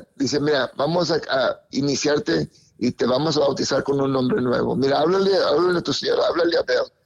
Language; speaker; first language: Spanish; early bilingual, heritage; Spanish